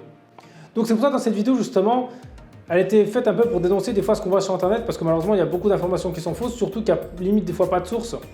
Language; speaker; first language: French; native; French